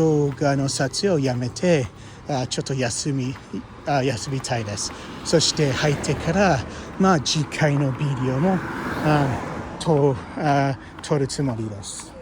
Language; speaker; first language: Japanese; non-native, fluent; English